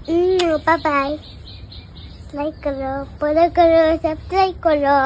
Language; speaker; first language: Hindi; non-native, local second language; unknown